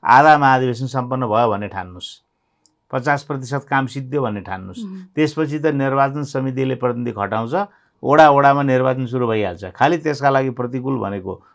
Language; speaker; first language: Nepali; native; Nepali